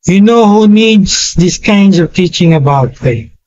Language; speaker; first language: English; non-native, local second language; Filipino